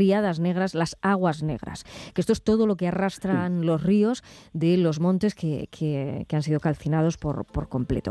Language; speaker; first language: Spanish; native; Spanish